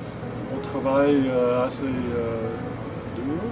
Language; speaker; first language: French; non-native, fluent; English